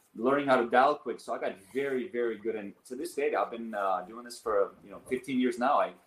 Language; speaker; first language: English; early bilingual, other home language; Armenian